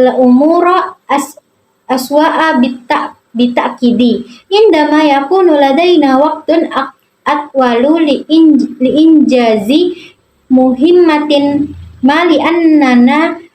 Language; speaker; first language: Arabic; non-native, learner; Indonesian